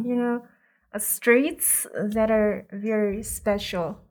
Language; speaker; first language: English; non-native, fluent; Chinese